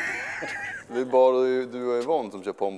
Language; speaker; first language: Swedish; native; Swedish